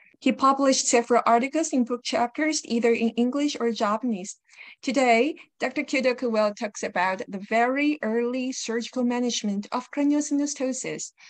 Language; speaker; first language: English; non-native, fluent; Chinese